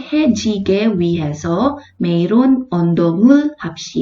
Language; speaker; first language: Korean; non-native, fluent; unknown